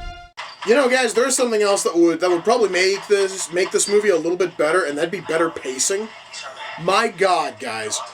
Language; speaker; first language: English; native; English